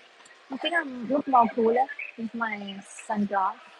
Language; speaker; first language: English; non-native, learner; Thai